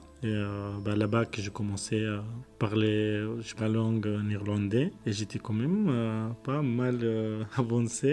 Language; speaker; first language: French; non-native, learner; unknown